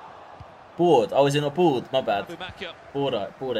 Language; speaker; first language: English; native; English